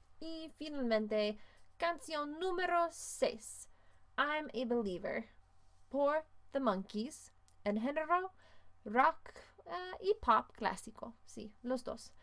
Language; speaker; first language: Spanish; non-native, fluent; English